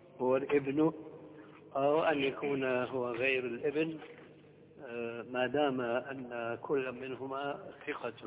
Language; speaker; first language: Arabic; early bilingual, other home language; Albanian